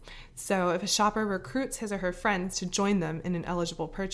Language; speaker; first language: English; native; English